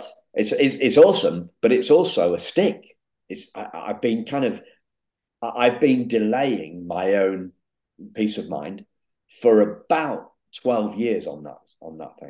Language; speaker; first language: English; native; English